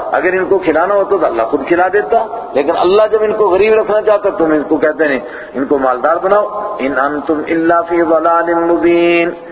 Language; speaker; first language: Urdu; native; Urdu